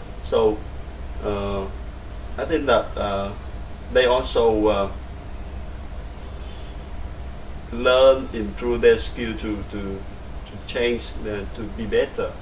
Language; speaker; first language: English; non-native, learner; Vietnamese